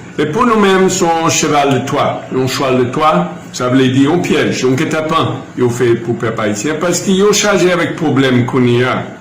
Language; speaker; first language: Haitian Creole; non-native, fluent; English